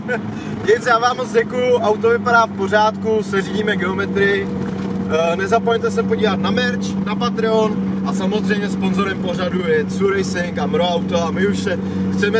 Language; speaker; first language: Czech; native; Czech